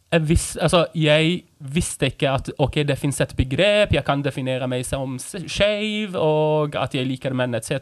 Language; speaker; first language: Norwegian; non-native, fluent; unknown